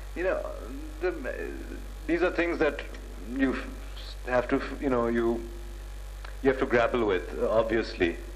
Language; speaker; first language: English; early bilingual, other home language; Urdu